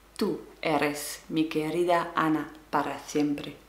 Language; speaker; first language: Spanish; non-native, learner; French